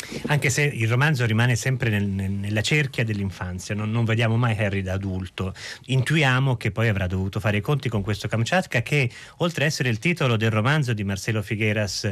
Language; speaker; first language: Italian; native; Italian